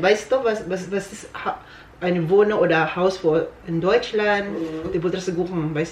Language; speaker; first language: German; non-native, learner; Filipino